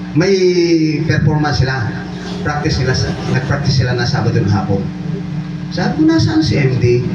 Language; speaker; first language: Filipino; non-native, local second language; Bikol